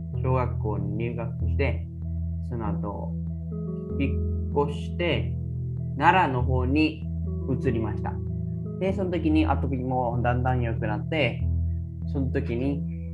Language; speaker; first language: Japanese; early bilingual, other home language; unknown